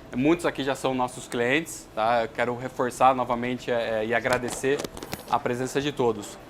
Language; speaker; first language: Portuguese; native; Portuguese